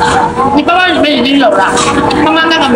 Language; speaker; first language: Chinese; native; Chinese